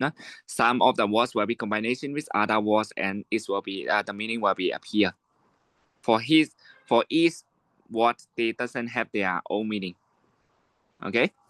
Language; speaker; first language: English; non-native, learner; Shan